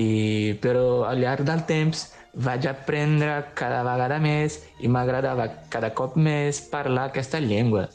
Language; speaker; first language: Catalan; non-native, fluent; Portuguese